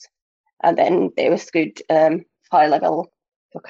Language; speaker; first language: English; non-native, fluent; Finnish